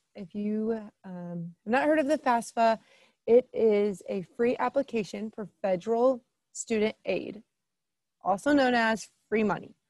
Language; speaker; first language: English; native; English